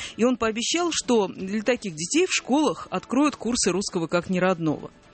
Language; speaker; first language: Russian; native; Russian